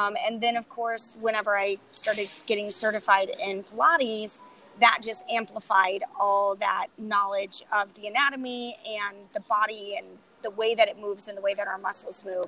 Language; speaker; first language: English; native; English